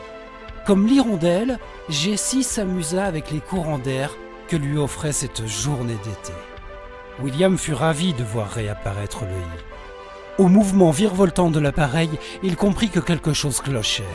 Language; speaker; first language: French; native; French